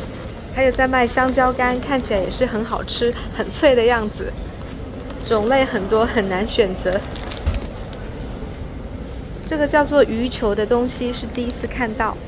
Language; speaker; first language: Chinese; native; Chinese